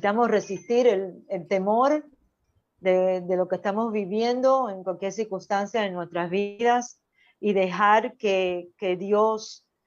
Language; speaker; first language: Spanish; early bilingual, other home language; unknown